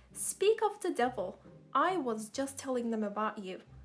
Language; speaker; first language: English; non-native, fluent; Turkish